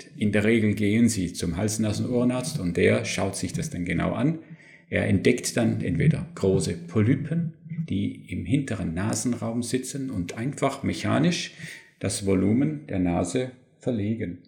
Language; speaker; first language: German; native; German